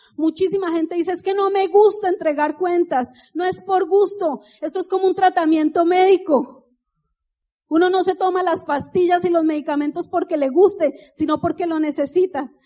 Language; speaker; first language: Spanish; native; Spanish